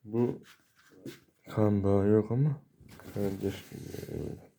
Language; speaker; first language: Turkish; native; Turkish